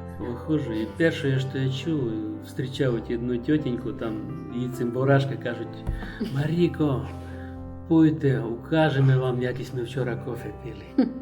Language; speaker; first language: Ukrainian; native; Ukrainian